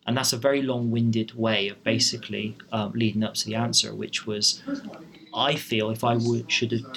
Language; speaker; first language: English; native; English